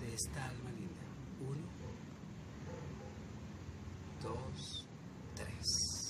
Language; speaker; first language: Spanish; native; Spanish